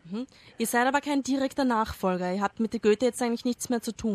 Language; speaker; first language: German; native; German